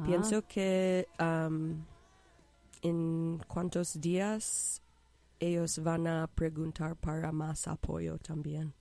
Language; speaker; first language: Spanish; non-native, fluent; English